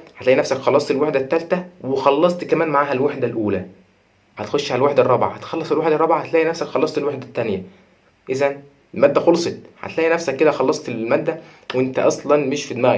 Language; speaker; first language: Arabic; native; Arabic